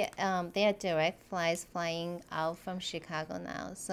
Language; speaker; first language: English; non-native, fluent; Chinese